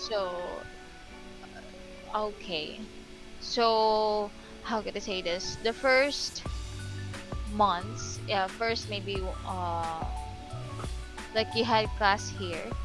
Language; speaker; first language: English; non-native, local second language; Filipino